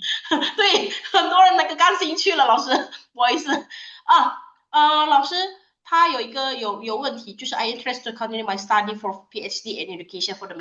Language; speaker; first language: Chinese; non-native, fluent; Indonesian